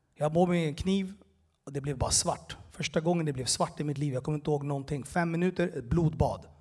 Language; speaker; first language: Swedish; early bilingual, other home language; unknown